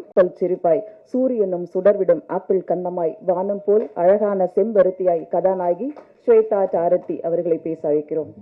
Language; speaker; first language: Tamil; native; Tamil